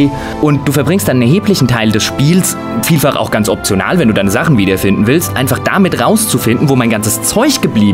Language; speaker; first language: German; native; German